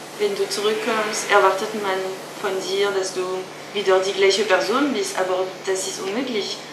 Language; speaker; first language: German; non-native, fluent; French